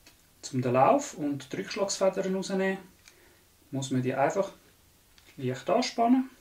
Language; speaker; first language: German; non-native, local second language; Swiss German